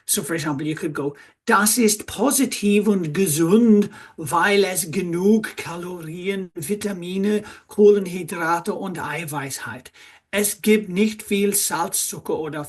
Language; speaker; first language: German; non-native, fluent; English